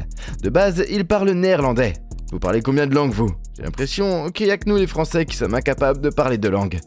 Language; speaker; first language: French; native; French